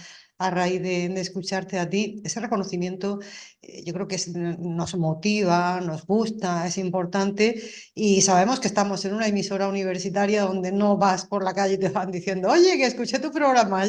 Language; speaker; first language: Spanish; native; Spanish